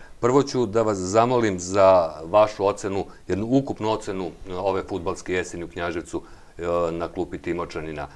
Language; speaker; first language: Serbian; native; Serbian